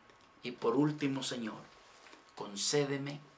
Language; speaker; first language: Spanish; native; Spanish